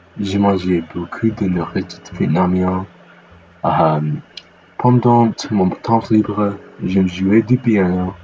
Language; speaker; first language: French; non-native, learner; English